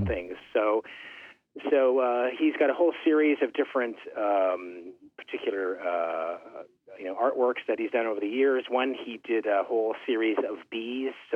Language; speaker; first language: English; native; English